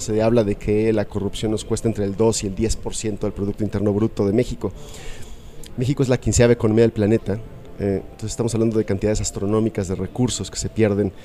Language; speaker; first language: Spanish; native; Spanish